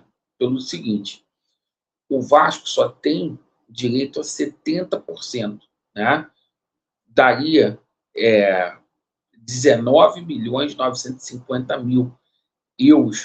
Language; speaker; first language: Portuguese; native; Portuguese